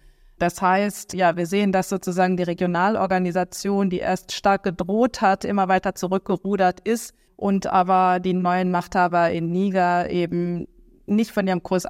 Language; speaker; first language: German; native; German